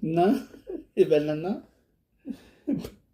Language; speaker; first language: French; native; French